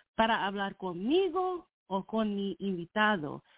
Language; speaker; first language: Spanish; non-native, learner; English